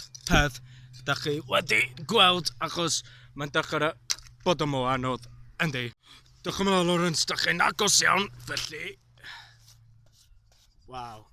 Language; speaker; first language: Welsh; non-native, learner; English